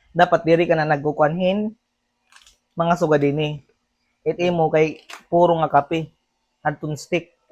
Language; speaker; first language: Filipino; native; Filipino